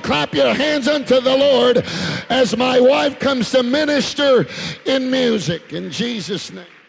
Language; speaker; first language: English; early bilingual, other home language; Spanish